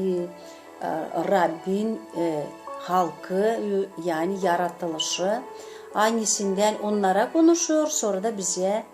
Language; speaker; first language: Turkish; non-native, fluent; Gagauz